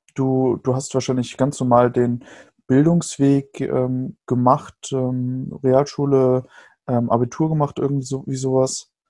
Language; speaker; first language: German; native; German